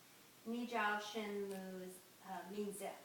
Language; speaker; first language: Chinese; non-native, learner; English